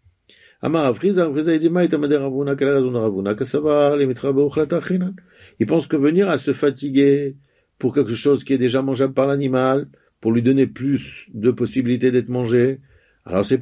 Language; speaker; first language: French; native; French